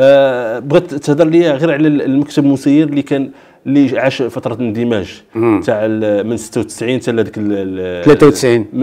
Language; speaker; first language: Arabic; native; Arabic